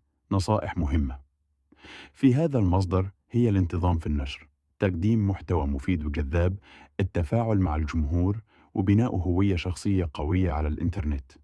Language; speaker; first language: Arabic; native; Arabic